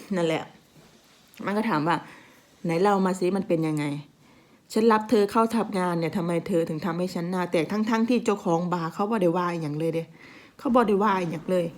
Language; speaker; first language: Thai; native; Thai